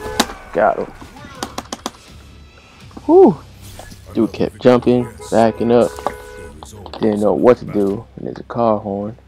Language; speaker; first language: English; native; English